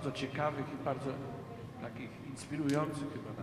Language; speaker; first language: Polish; native; Polish